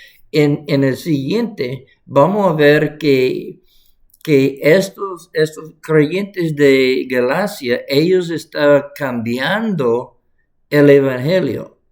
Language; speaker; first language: Spanish; non-native, fluent; English